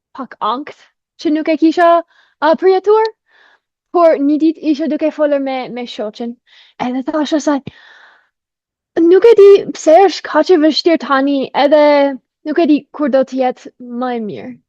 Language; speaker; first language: Albanian; non-native, fluent; English